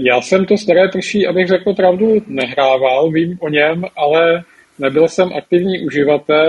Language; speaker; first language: Czech; native; Czech